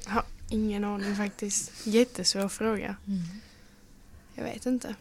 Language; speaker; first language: Swedish; native; Swedish